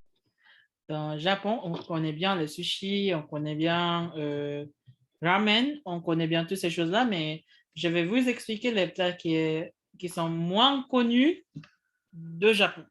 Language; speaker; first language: French; non-native, fluent; Indonesian